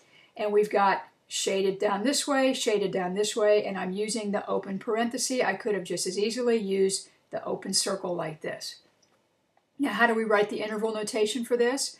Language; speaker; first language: English; native; English